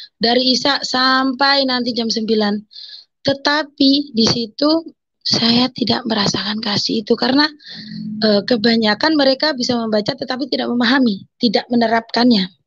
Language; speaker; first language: Indonesian; non-native, local second language; Madurese